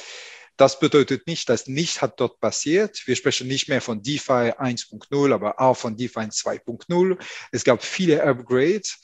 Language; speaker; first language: German; non-native, fluent; French